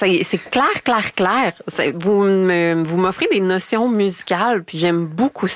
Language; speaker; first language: French; native; French